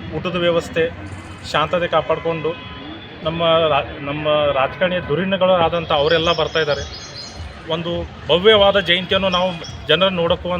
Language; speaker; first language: Kannada; non-native, local second language; Lambadi